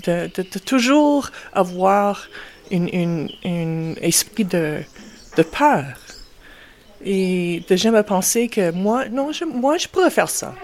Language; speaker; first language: French; non-native, fluent; English